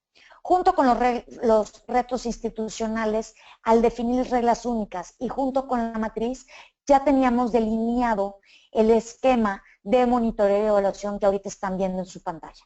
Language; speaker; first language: Spanish; native; Spanish